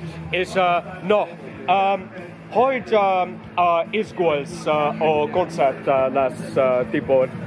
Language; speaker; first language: Hungarian; non-native, learner; English